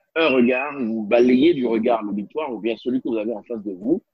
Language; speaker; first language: French; non-native, local second language; Spanish